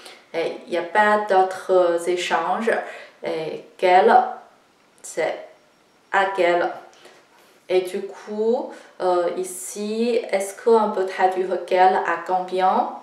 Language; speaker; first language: French; non-native, fluent; Chinese